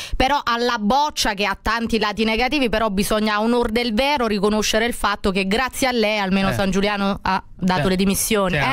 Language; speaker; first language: Italian; native; Italian